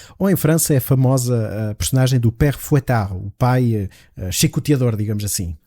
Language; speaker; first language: Portuguese; native; Portuguese